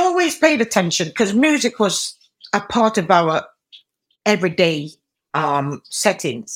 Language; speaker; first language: English; native; English